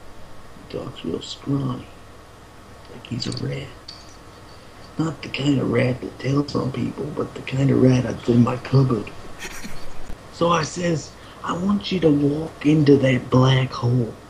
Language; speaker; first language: English; native; English